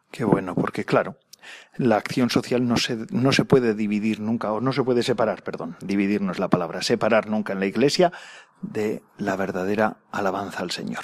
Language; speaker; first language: Spanish; native; Spanish